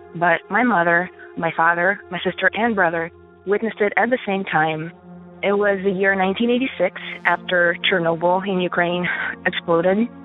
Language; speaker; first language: English; non-native, fluent; Ukrainian